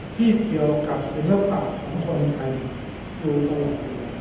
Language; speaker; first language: Thai; native; Thai